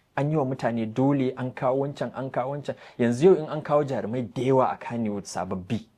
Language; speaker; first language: Hausa; non-native, local second language; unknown